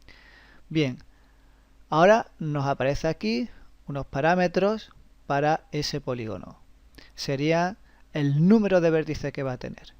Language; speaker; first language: Spanish; native; Spanish